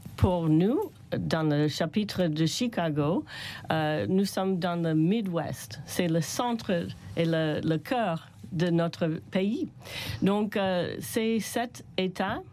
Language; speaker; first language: French; non-native, learner; English